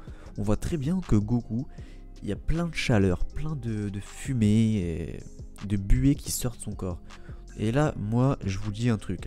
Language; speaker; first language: French; native; French